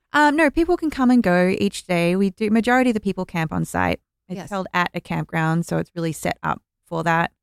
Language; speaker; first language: English; native; English